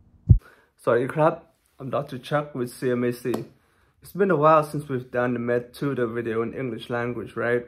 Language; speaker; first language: English; non-native, fluent; Thai